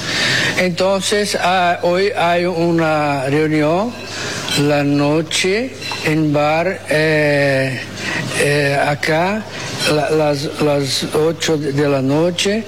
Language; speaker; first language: Spanish; non-native, learner; Portuguese